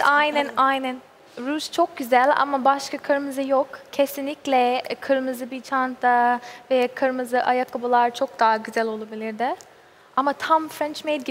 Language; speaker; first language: Turkish; non-native, learner; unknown